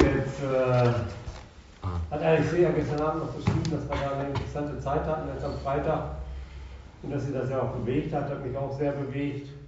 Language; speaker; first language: German; native; German